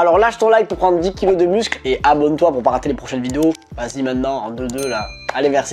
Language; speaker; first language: French; native; French